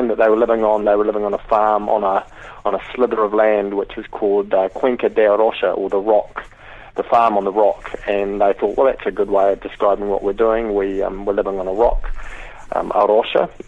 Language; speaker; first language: English; native; English